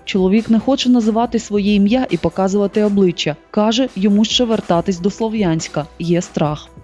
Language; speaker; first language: Ukrainian; native; Ukrainian